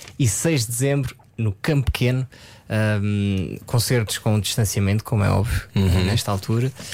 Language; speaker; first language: Portuguese; early bilingual, other home language; French